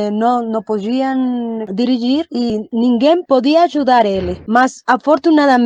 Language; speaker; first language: Portuguese; non-native, learner; Spanish